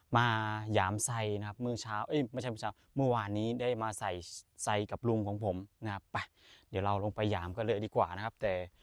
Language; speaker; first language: Thai; non-native, local second language; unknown